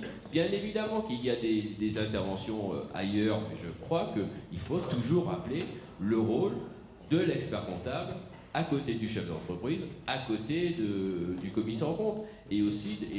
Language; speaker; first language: French; native; French